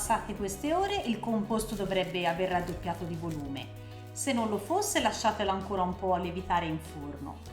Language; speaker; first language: Italian; native; Italian